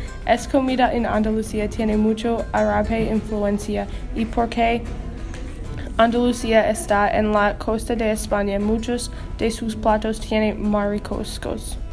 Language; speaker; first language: Spanish; non-native, learner; English